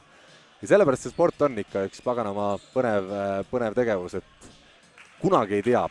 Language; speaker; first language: Estonian; native; Estonian